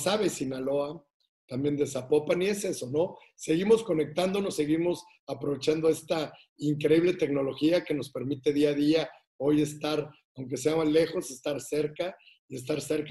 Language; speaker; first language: Spanish; native; Spanish